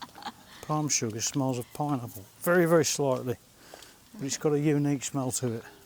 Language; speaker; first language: English; native; English